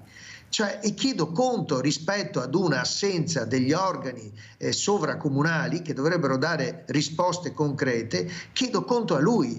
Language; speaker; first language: Italian; native; Italian